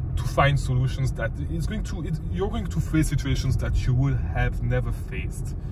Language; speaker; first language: English; non-native, fluent; French